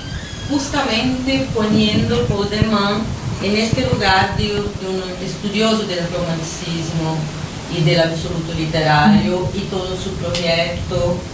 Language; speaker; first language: Spanish; non-native, fluent; Portuguese